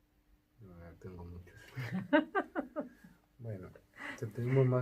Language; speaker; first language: Spanish; non-native, learner; Arabic